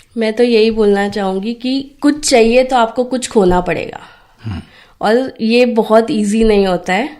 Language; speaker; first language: Hindi; non-native, local second language; Marathi